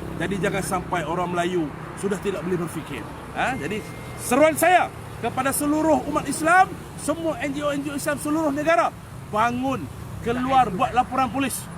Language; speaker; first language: Malay; native; Malay